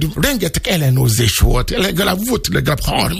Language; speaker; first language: Hungarian; non-native, learner; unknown